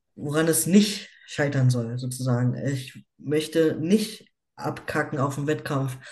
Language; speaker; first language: German; native; German